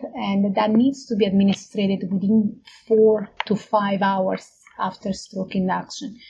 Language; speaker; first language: English; non-native, fluent; Italian